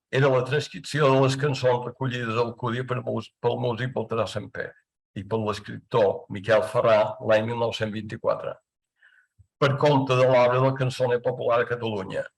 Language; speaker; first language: Catalan; native; Catalan